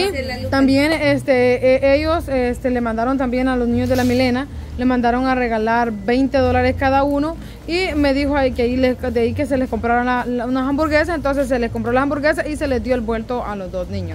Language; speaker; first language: Spanish; native; Spanish